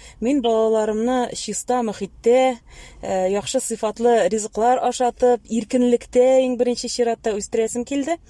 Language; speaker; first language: Tatar; native; Tatar